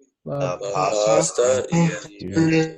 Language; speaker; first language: Spanish; non-native, learner; English